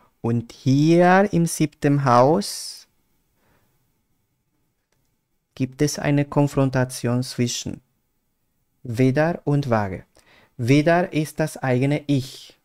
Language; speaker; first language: German; non-native, fluent; Spanish